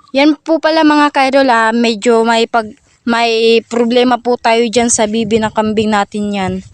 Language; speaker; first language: Filipino; non-native, local second language; Cebuano